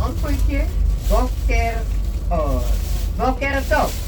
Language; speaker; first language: Dutch; non-native, fluent; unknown